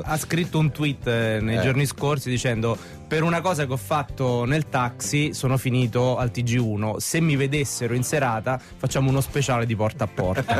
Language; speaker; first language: Italian; native; Italian